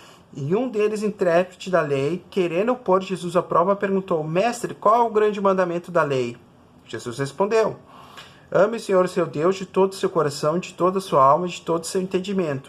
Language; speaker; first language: Portuguese; native; Portuguese